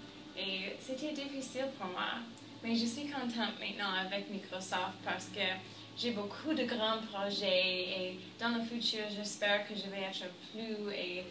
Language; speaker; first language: French; non-native, learner; English